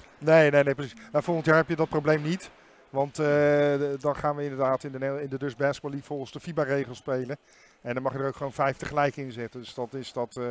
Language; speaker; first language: Dutch; native; Dutch